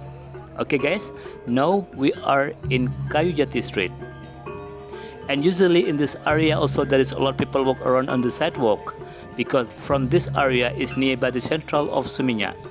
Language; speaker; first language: English; non-native, learner; Indonesian